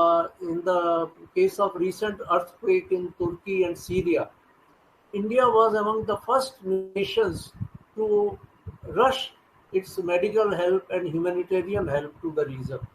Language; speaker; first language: English; non-native, local second language; Hindi